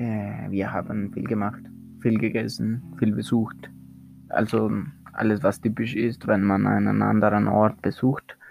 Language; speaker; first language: German; non-native, learner; Spanish